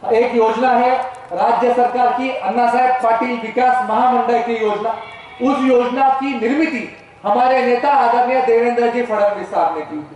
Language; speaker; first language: Hindi; non-native, local second language; Marathi